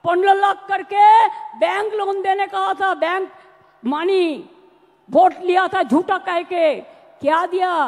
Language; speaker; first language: Hindi; non-native, local second language; Bangla